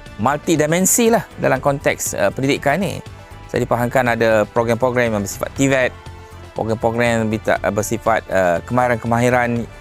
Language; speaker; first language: Malay; native; Malay